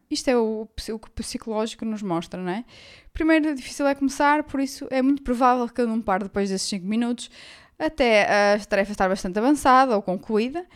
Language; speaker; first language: Portuguese; native; Portuguese